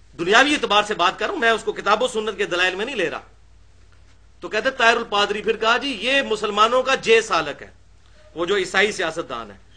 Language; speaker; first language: Urdu; non-native, local second language; Punjabi